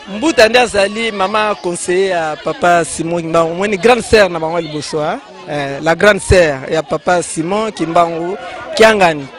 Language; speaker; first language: Lingala; non-native, local second language; Kongo